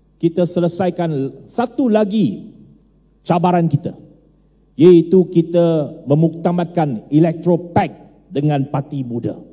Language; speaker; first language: Malay; non-native, local second language; Chinese